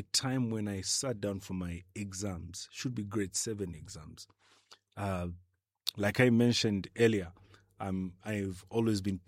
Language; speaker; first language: English; non-native, local second language; Bemba